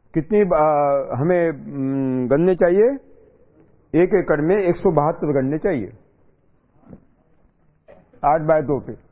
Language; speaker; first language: Hindi; non-native, local second language; Marathi